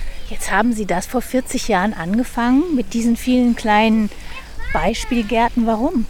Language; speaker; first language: German; native; German